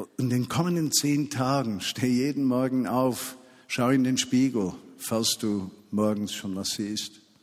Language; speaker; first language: German; native; German